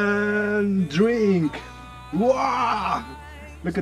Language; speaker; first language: English; non-native, learner; Spanish